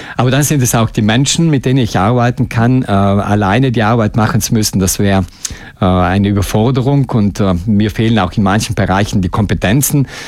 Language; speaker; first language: German; non-native, local second language; Ladin